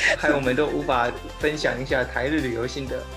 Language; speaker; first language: Chinese; native; Chinese